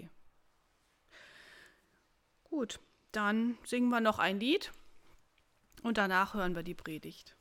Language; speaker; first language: German; native; German